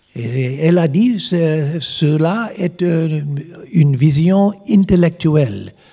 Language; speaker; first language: French; non-native, learner; English